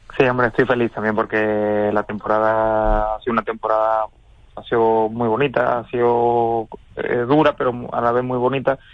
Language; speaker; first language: Spanish; native; Spanish